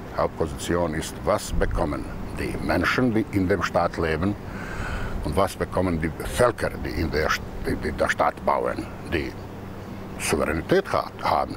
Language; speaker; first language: German; non-native, fluent; Croatian